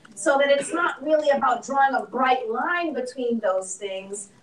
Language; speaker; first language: English; native; English